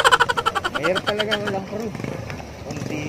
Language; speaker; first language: Filipino; native; Filipino